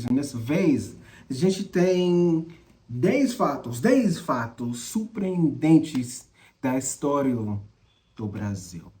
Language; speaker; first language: Portuguese; non-native, learner; English